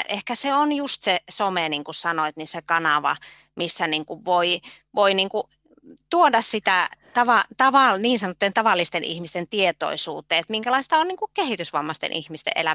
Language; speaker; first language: Finnish; native; Finnish